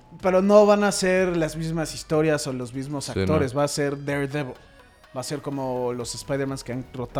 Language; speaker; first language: Spanish; native; Spanish